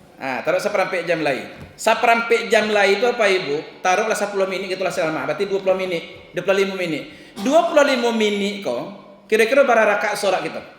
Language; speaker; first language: Malay; non-native, local second language; Minangkabau